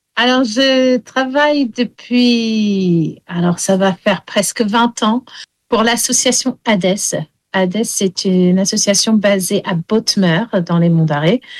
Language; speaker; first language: French; early bilingual, heritage; English